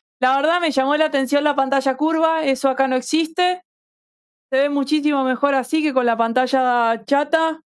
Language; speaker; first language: Spanish; native; Spanish